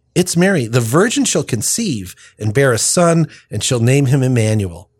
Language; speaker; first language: English; native; English